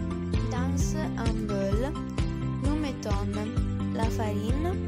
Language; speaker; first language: French; non-native, learner; Italian